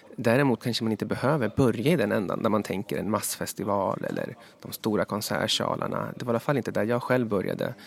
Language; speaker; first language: Swedish; early bilingual, other home language; Spanish